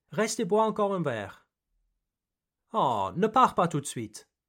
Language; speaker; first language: French; non-native, fluent; English